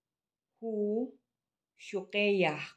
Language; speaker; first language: English; non-native, local second language; Filipino